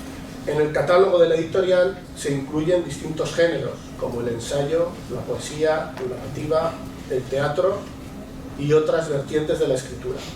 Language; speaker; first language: Spanish; native; Spanish